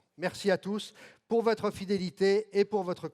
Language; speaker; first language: French; native; French